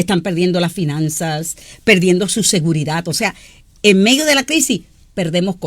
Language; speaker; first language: Spanish; native; Spanish